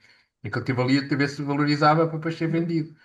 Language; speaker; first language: Portuguese; native; Portuguese